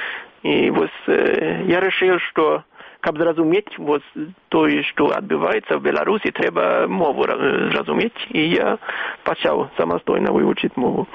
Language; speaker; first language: Belarusian; non-native, fluent; Swedish